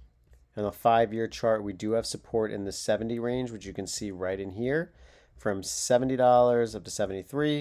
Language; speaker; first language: English; native; English